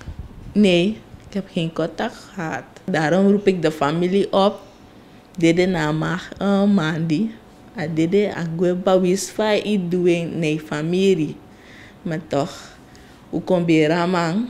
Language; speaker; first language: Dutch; non-native, local second language; Sranan Tongo